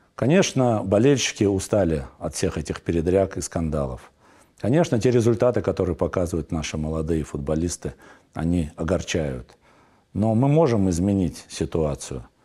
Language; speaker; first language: Russian; non-native, local second language; Armenian